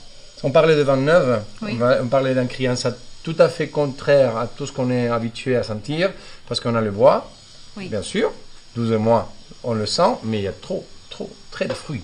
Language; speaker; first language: French; non-native, fluent; Spanish